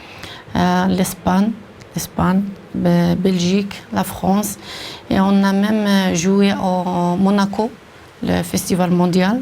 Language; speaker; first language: French; non-native, local second language; Arabic